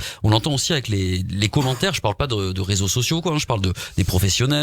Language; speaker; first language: French; native; French